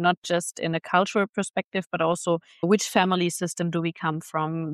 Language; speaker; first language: English; non-native, fluent; German